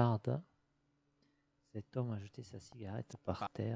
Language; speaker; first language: French; non-native, learner; English